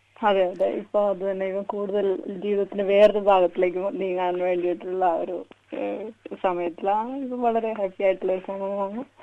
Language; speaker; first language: Malayalam; native; Malayalam